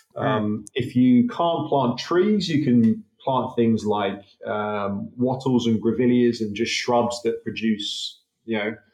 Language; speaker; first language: English; native; English